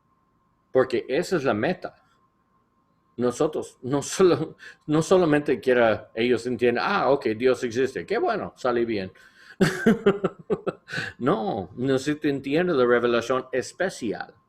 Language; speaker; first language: Spanish; non-native, learner; English